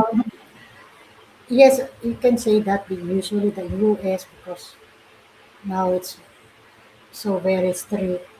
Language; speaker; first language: English; non-native, local second language; Filipino